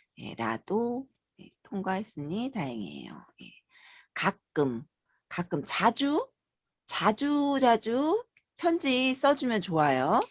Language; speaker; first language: Korean; native; Korean